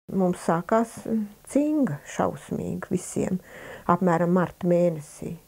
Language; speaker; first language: Latvian; native; Latvian